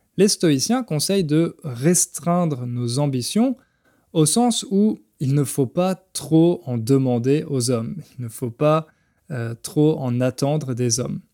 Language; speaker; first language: French; native; French